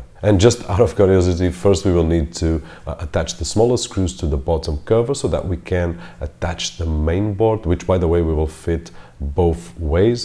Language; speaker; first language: English; non-native, fluent; Portuguese